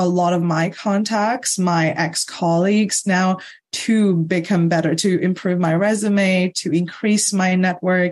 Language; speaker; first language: English; non-native, fluent; Morisyen